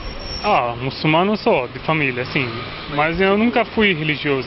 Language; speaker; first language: Portuguese; non-native, fluent; Arabic